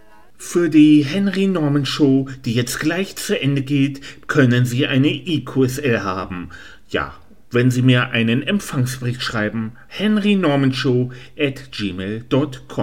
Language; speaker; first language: German; native; German